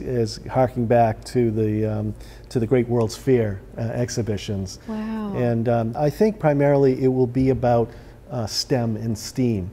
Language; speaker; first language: English; native; English